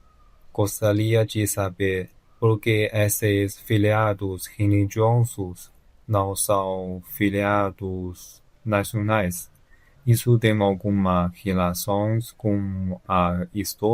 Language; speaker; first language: Portuguese; non-native, learner; Chinese